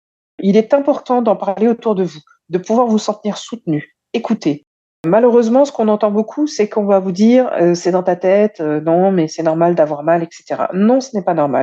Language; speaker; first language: French; native; French